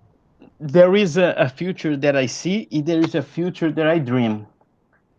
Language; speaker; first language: English; non-native, fluent; Portuguese